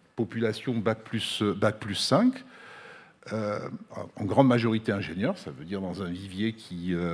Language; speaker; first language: French; non-native, local second language; Arabic